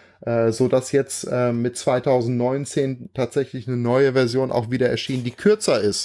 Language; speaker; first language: German; native; German